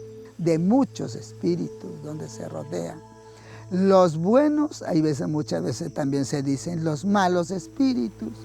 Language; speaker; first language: Spanish; non-native, local second language; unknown